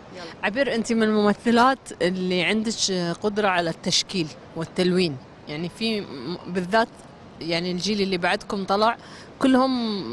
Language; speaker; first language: Arabic; native; Arabic